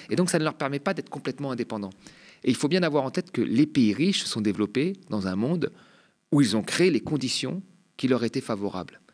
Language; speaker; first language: French; native; French